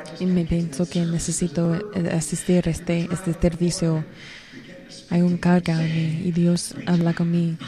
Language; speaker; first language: Spanish; non-native, learner; English